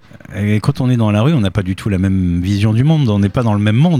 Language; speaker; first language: French; native; French